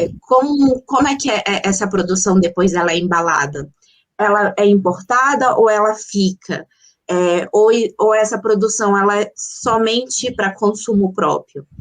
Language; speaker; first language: Portuguese; early bilingual, other home language; Spanish